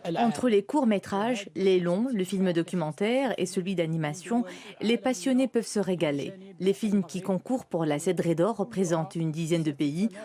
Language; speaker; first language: French; non-native, local second language; Arabic